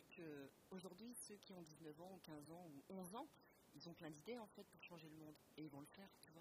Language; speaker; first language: French; native; French